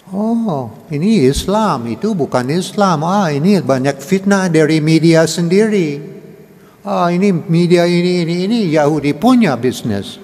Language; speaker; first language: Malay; non-native, learner; English